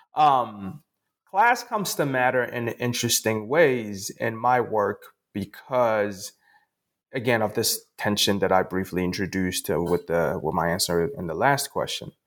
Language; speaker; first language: English; non-native, local second language; Akan